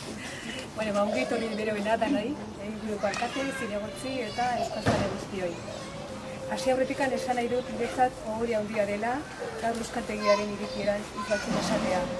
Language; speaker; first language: Basque; native; Basque